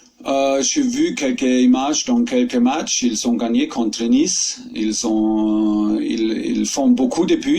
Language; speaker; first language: French; non-native, fluent; German